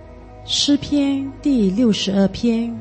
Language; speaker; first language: Chinese; native; Chinese